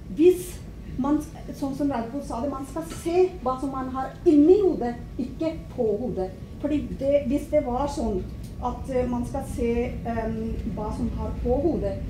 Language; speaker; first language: Norwegian; non-native, fluent; Punjabi